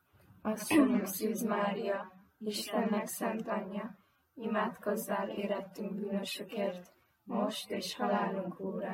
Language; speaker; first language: Hungarian; native; Hungarian